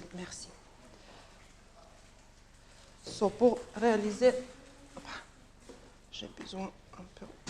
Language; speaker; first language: French; non-native, learner; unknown